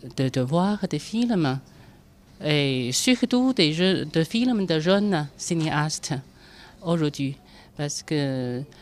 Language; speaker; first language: French; non-native, fluent; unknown